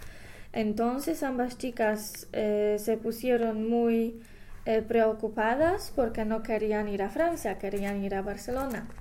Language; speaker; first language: Spanish; non-native, learner; English